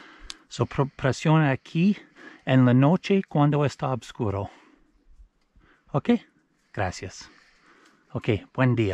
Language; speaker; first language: Spanish; non-native, learner; English